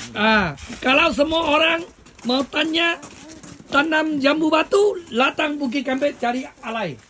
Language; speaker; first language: Malay; non-native, local second language; Chinese